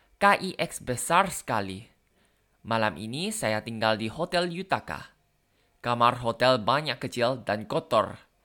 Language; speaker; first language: Indonesian; non-native, learner; Thai